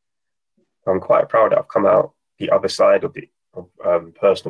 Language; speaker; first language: English; native; English